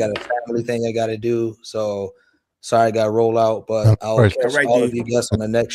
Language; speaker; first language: English; native; English